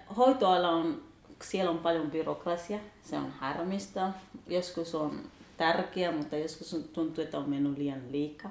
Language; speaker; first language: Finnish; non-native, learner; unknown